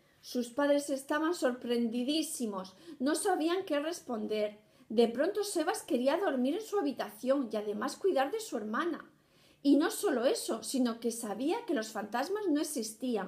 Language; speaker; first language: Spanish; native; Spanish